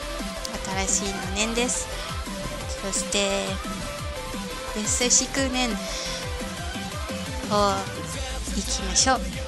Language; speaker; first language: Japanese; non-native, learner; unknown